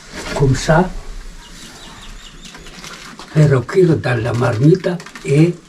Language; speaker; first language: French; non-native, learner; Malagasy